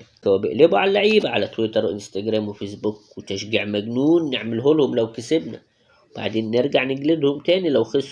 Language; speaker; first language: Arabic; native; Arabic